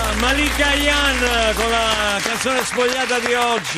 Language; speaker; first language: Italian; native; Italian